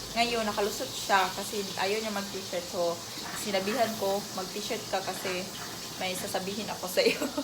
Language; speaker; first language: Filipino; non-native, local second language; Cebuano